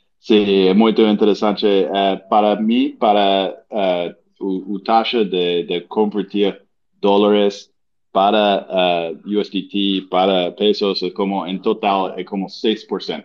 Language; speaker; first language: Portuguese; non-native, learner; English